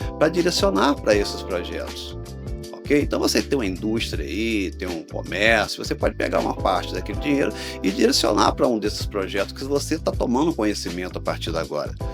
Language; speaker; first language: Portuguese; native; Portuguese